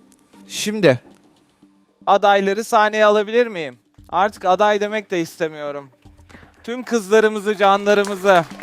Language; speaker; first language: Turkish; native; Turkish